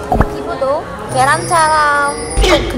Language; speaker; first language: Korean; non-native, fluent; Cantonese